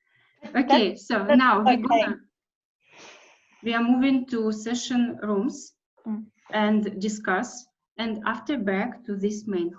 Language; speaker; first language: English; non-native, fluent; Russian